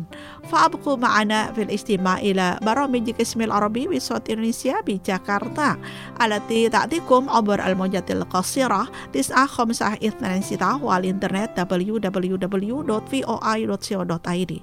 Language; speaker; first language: Arabic; non-native, fluent; Indonesian